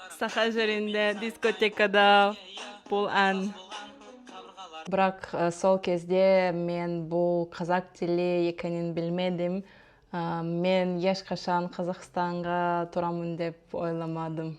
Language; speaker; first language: Kazakh; non-native, learner; Yakut